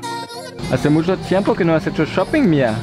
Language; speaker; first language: Spanish; non-native, learner; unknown